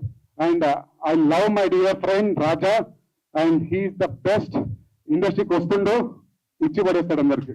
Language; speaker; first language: Telugu; native; Telugu